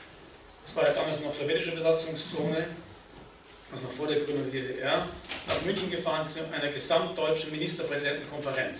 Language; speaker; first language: German; native; German